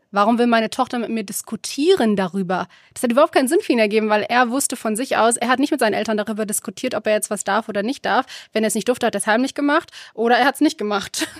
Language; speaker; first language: German; early bilingual, other home language; Arabic